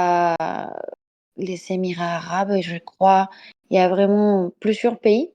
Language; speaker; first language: French; non-native, fluent; Spanish